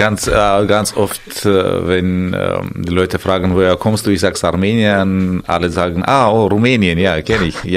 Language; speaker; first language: German; non-native, fluent; Armenian